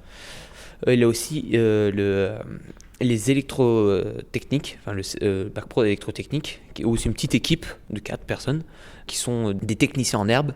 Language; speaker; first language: French; native; French